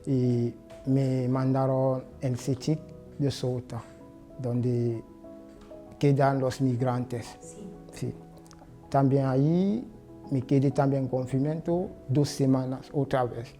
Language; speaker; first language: Spanish; non-native, learner; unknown